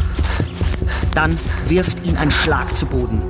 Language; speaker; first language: German; native; German